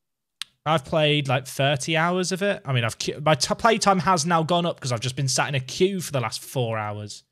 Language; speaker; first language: English; native; English